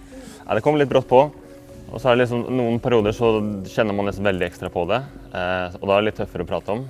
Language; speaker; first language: Norwegian; native; Norwegian